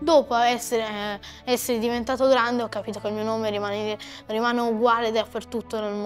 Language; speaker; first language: Italian; early bilingual, other home language; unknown